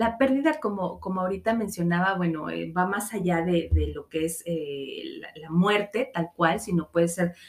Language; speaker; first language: Spanish; native; Spanish